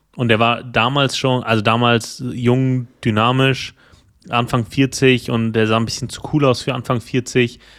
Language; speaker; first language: German; native; German